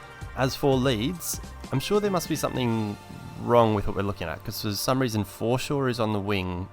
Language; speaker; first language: English; native; English